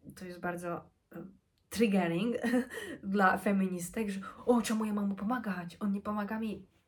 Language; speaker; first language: Polish; early bilingual, heritage; Polish